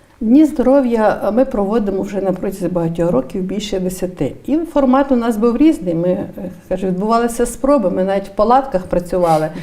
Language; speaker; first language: Ukrainian; native; Ukrainian